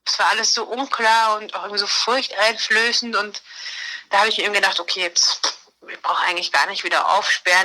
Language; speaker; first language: German; native; German